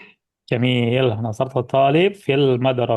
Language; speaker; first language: Arabic; non-native, learner; Indonesian